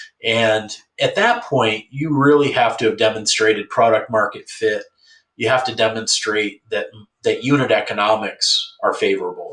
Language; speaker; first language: English; native; English